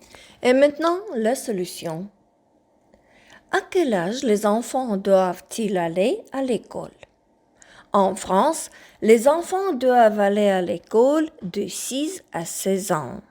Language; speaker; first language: French; non-native, fluent; Ukrainian